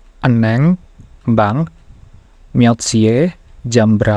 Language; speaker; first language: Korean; non-native, fluent; Indonesian